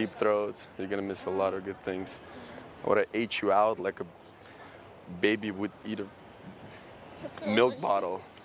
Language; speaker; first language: English; early bilingual, other home language; Russian